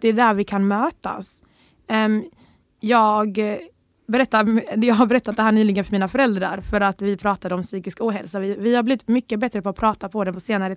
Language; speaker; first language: Swedish; early bilingual, other home language; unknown